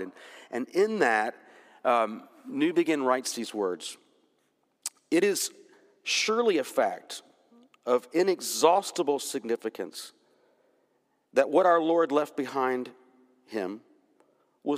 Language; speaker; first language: English; native; English